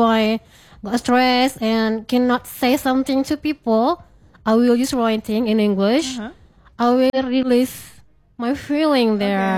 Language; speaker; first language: English; non-native, fluent; Indonesian